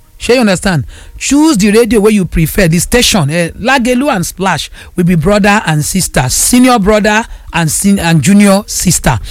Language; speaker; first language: Nigerian Pidgin; non-native, local second language; Yoruba